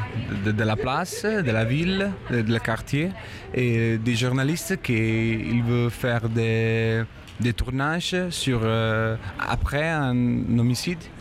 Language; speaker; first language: French; non-native, learner; Italian